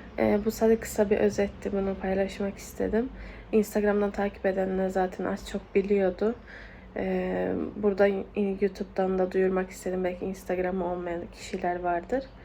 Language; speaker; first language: Turkish; early bilingual, heritage; Turkish